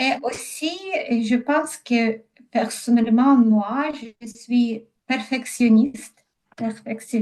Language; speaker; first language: French; non-native, learner; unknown